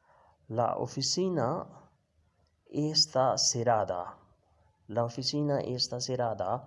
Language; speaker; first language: Spanish; non-native, fluent; Urdu